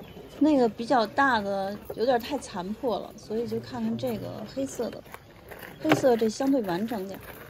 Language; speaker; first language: Chinese; native; Chinese